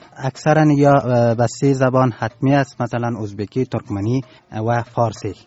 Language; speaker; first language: Persian; non-native, local second language; Turkmen